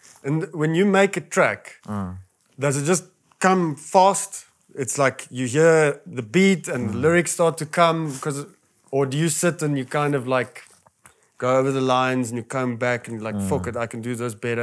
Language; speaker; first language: English; non-native, local second language; Afrikaans